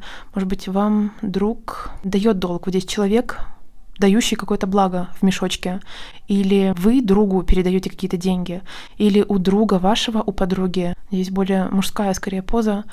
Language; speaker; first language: Russian; native; Russian